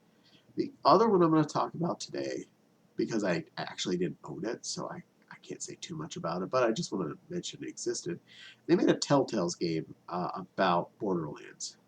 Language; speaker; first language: English; native; English